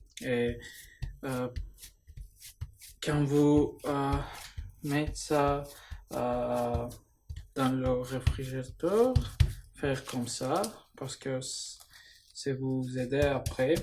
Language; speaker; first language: French; non-native, learner; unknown